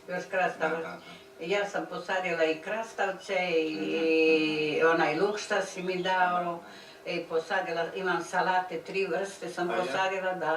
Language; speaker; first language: Croatian; native; Croatian